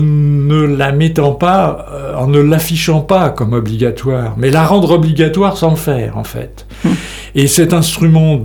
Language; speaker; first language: French; native; French